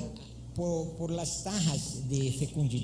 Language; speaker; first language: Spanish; non-native, learner; Portuguese